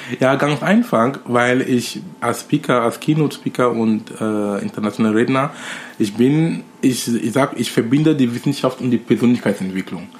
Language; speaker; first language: German; non-native, fluent; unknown